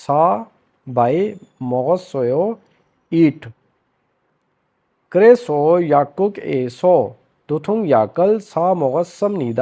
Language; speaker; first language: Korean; non-native, fluent; Urdu